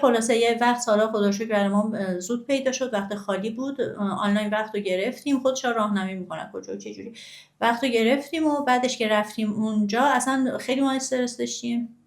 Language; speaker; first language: Persian; native; Persian